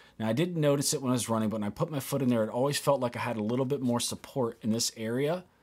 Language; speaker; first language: English; native; English